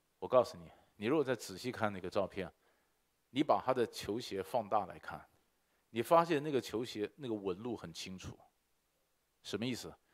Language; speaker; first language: Chinese; native; Chinese